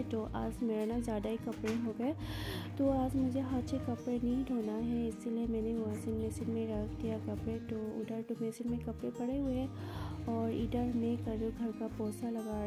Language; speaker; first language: Hindi; non-native, local second language; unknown